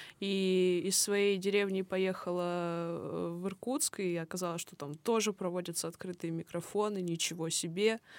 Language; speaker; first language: Russian; native; Russian